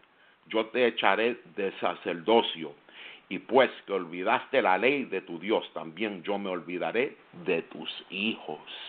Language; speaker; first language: Spanish; native; Spanish